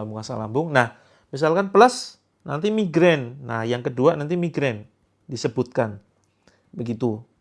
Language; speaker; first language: Indonesian; native; Indonesian